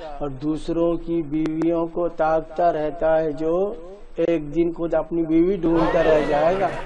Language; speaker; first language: Urdu; native; Urdu